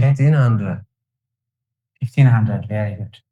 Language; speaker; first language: English; non-native, fluent; Tigrinya